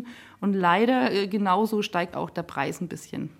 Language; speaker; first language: German; native; German